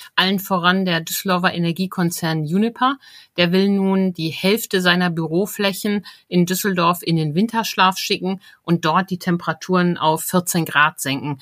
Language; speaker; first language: German; native; German